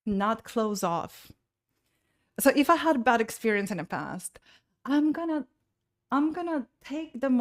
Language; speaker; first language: English; non-native, fluent; Latvian